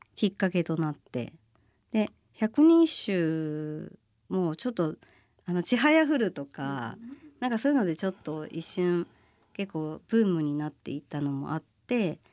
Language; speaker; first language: Japanese; native; Japanese